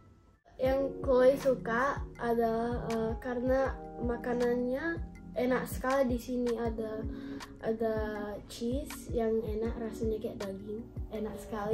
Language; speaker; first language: Indonesian; early bilingual, heritage; Indonesian